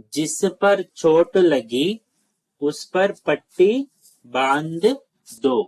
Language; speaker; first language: Hindi; non-native, local second language; Telugu